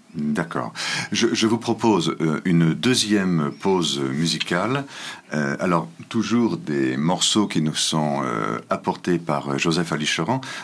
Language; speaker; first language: French; native; French